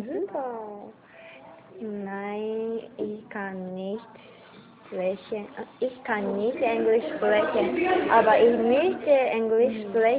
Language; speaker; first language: German; non-native, learner; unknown